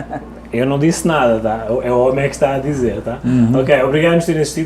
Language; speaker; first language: Portuguese; native; Portuguese